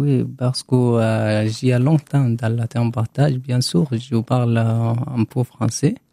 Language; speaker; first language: French; non-native, learner; Arabic